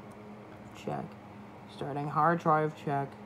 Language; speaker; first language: English; native; English